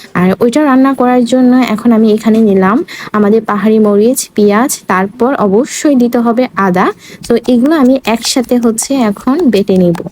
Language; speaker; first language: Bangla; native; Bangla